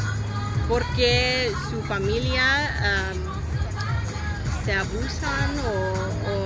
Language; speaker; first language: Spanish; non-native, learner; English